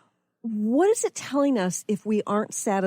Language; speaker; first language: English; native; English